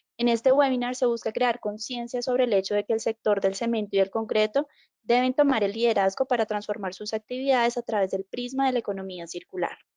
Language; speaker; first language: Spanish; native; Spanish